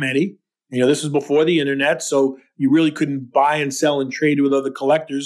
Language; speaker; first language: English; native; English